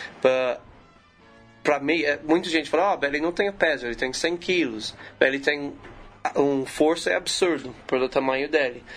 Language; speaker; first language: Portuguese; non-native, learner; English